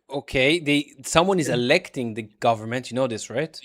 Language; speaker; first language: English; native; English